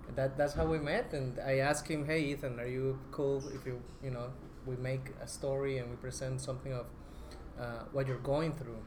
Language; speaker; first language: English; non-native, fluent; Spanish